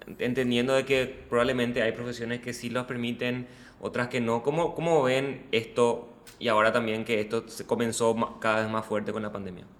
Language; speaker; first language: Spanish; native; Spanish